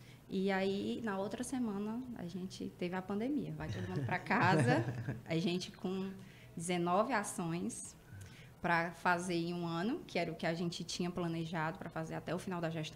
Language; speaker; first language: Portuguese; native; Portuguese